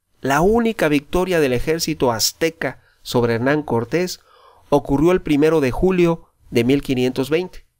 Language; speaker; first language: Spanish; native; Spanish